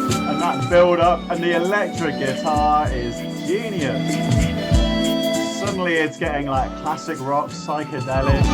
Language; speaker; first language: English; native; English